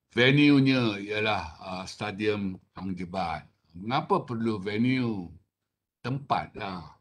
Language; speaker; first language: Malay; non-native, local second language; Chinese